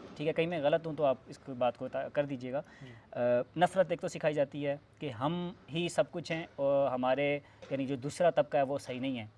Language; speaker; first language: Urdu; non-native, local second language; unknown